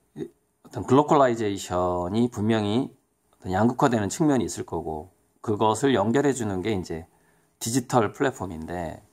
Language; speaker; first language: Korean; native; Korean